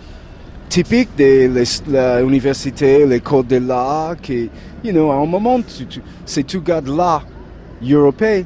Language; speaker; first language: French; non-native, learner; English